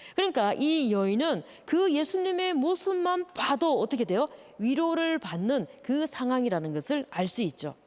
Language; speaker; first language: Korean; native; Korean